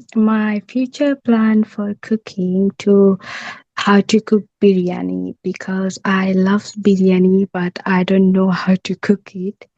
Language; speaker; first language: English; non-native, learner; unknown